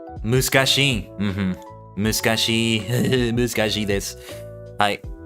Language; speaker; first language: Japanese; non-native, learner; English